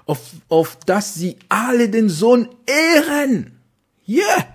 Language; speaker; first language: German; non-native, fluent; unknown